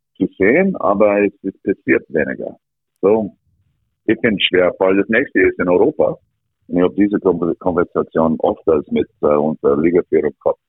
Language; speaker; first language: German; non-native, fluent; English